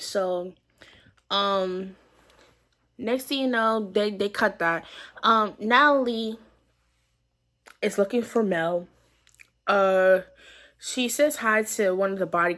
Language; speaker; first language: English; native; English